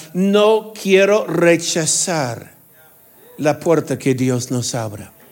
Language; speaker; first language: Spanish; non-native, fluent; English